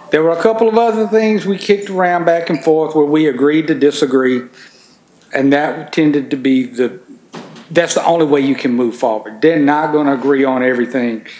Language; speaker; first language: English; native; English